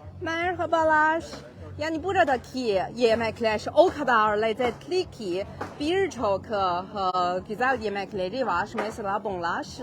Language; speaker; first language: Turkish; non-native, learner; Chinese